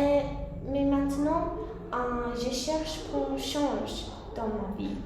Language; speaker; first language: French; non-native, learner; English